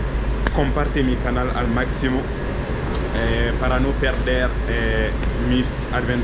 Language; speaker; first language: Spanish; non-native, learner; French